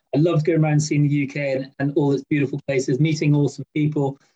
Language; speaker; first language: English; native; English